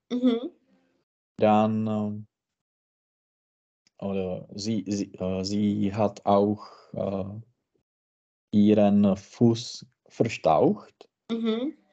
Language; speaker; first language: German; non-native, learner; Czech